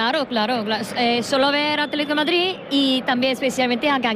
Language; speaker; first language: Spanish; non-native, learner; Korean